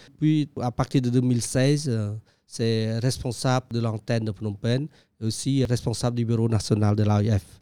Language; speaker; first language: French; non-native, fluent; Khmer